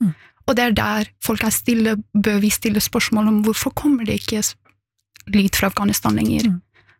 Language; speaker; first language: Norwegian; early bilingual, other home language; Persian